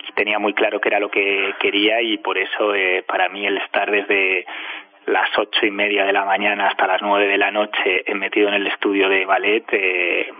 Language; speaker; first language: Spanish; native; Spanish